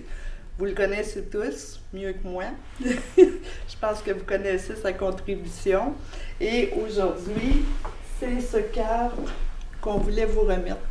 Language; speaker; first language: French; native; French